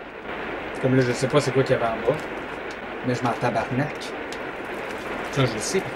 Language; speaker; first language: French; native; French